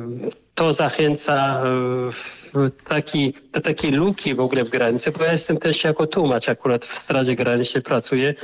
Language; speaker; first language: Polish; non-native, fluent; Arabic